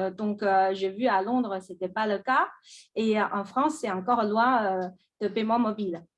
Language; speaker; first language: French; non-native, fluent; Chinese